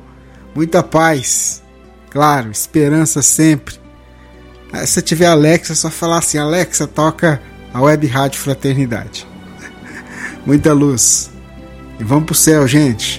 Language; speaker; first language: Portuguese; native; Portuguese